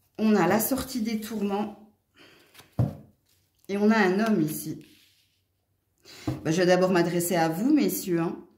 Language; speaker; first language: French; native; French